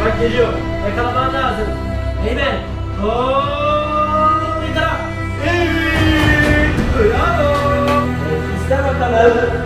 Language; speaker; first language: Turkish; native; Turkish